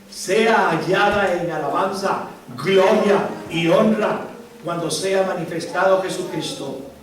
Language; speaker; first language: Spanish; native; Spanish